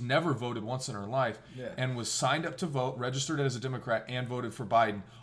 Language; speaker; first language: English; native; English